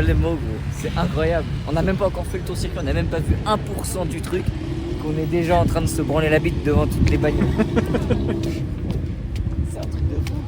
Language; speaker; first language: French; native; French